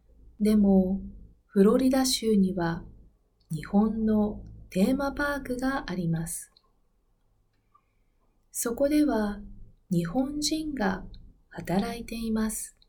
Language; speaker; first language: Japanese; non-native, learner; Spanish